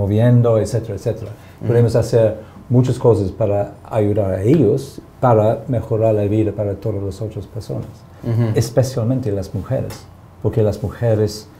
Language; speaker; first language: Spanish; non-native, fluent; English